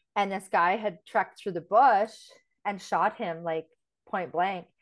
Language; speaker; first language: English; native; English